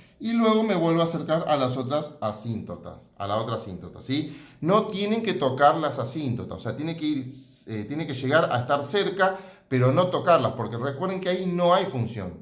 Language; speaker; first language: Spanish; native; Spanish